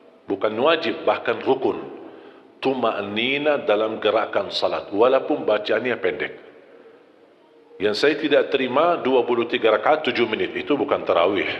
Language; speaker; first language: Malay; non-native, fluent; Arabic